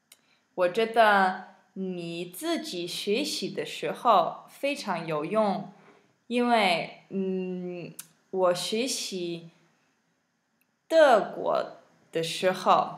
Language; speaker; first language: Chinese; non-native, learner; English